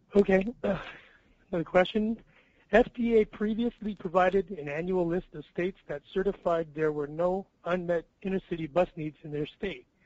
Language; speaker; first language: English; native; English